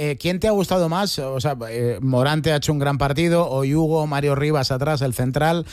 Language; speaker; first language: Spanish; native; Spanish